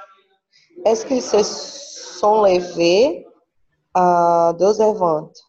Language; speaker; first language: French; non-native, learner; Portuguese